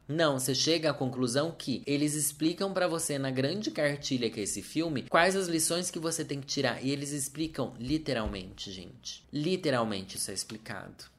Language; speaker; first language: Portuguese; native; Portuguese